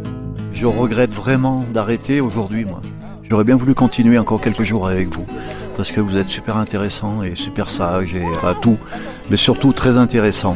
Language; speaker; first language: French; native; French